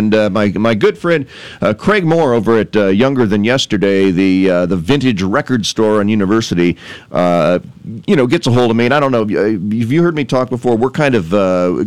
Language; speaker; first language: English; native; English